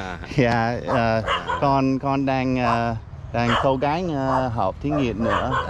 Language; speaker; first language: Vietnamese; non-native, learner; English